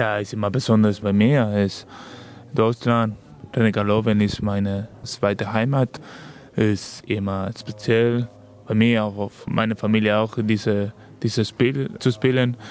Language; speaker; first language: German; non-native, learner; Spanish